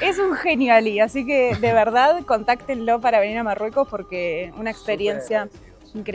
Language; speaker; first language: Spanish; native; Spanish